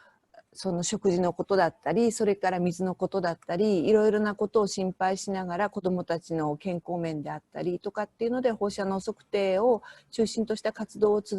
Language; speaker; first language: Japanese; native; Japanese